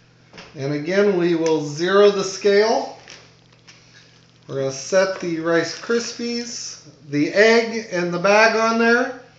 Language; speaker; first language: English; native; English